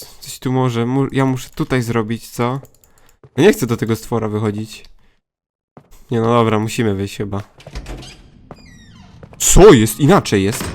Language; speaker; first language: Polish; native; Polish